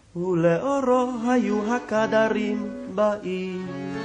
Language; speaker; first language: Hebrew; native; Hebrew